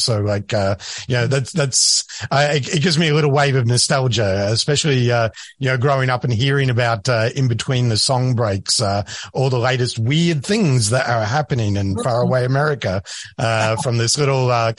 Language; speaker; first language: English; native; English